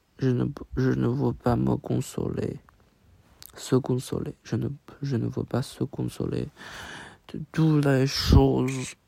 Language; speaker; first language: French; non-native, learner; Chinese